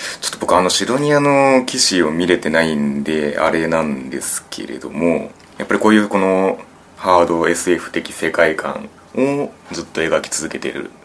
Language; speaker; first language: Japanese; native; Japanese